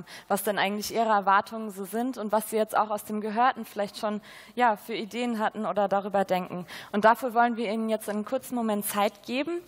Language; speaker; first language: German; native; German